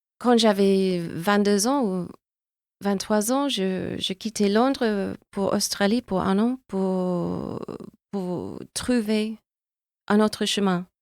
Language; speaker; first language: French; non-native, fluent; English